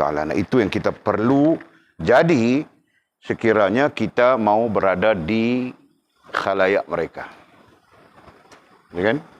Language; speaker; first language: Malay; native; Malay